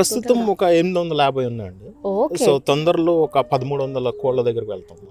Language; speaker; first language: Telugu; native; Telugu